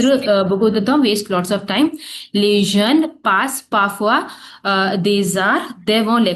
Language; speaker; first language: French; non-native, fluent; Hindi